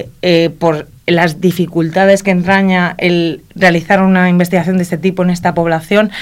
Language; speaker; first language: Spanish; native; Spanish